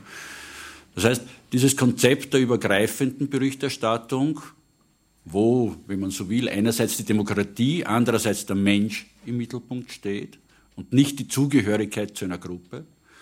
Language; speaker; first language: German; native; German